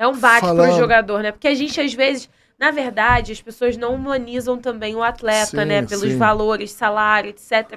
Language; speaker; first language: Portuguese; native; Portuguese